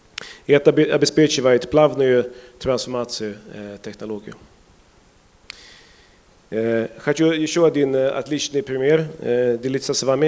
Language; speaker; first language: Russian; non-native, fluent; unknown